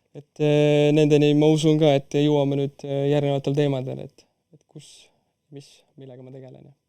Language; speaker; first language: Estonian; non-native, local second language; Russian